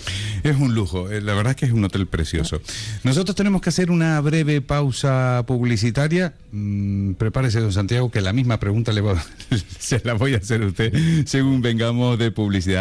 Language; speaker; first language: Spanish; native; Spanish